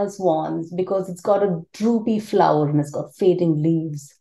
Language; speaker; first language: English; non-native, local second language; Tamil